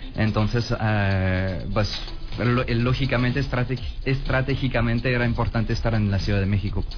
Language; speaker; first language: Spanish; non-native, fluent; French